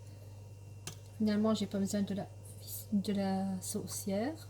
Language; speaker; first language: French; native; French